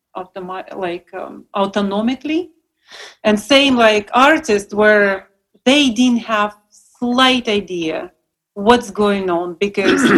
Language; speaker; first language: English; non-native, fluent; Russian